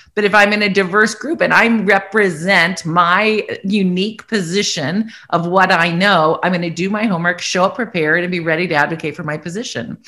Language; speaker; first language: English; native; English